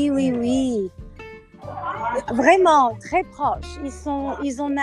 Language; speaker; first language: French; non-native, learner; English